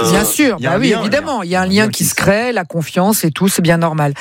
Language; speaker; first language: French; native; French